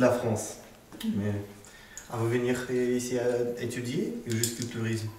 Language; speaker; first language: French; non-native, learner; Ukrainian